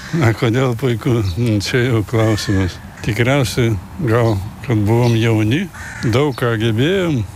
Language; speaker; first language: Lithuanian; non-native, local second language; Russian